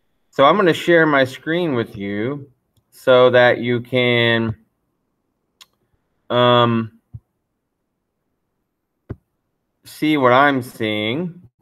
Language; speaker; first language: English; native; English